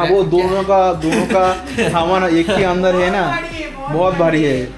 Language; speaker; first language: Hindi; non-native, local second language; Bangla